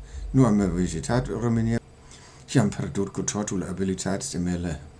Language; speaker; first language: Romanian; non-native, fluent; Danish